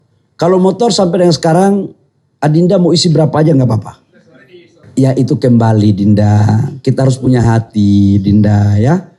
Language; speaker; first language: Indonesian; native; Indonesian